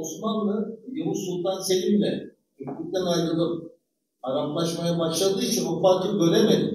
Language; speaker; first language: Turkish; native; Turkish